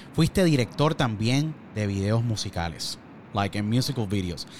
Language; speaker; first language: Spanish; native; Spanish